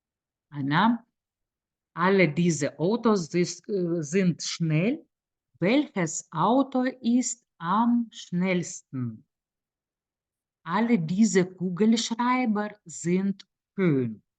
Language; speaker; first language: German; non-native, fluent; Lithuanian